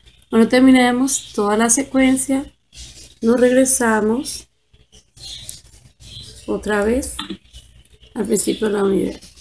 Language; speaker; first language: Spanish; native; Spanish